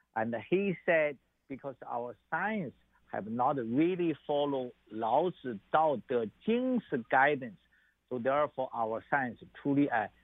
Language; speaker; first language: English; non-native, learner; Chinese